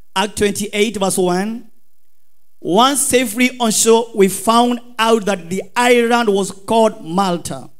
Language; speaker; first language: English; non-native, local second language; Swahili